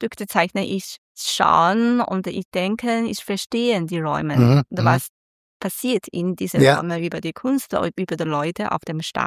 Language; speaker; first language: German; non-native, learner; Chinese